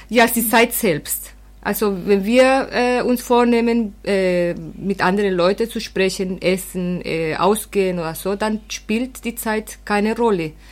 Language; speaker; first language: German; non-native, fluent; Spanish